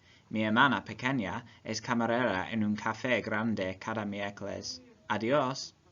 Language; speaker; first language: Spanish; non-native, learner; English